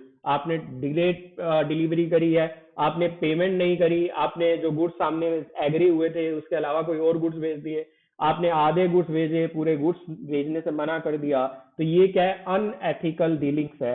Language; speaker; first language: Hindi; native; Hindi